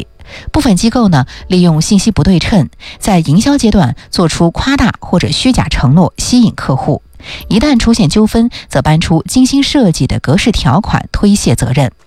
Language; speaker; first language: Chinese; native; Chinese